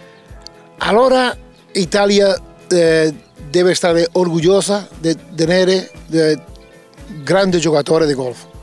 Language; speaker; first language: Italian; non-native, learner; Spanish